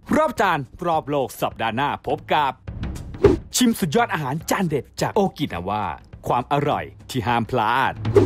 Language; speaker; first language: Thai; native; Thai